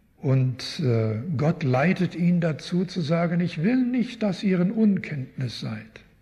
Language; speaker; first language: German; early bilingual, heritage; German